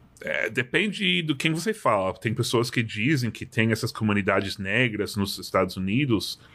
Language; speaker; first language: Portuguese; non-native, fluent; English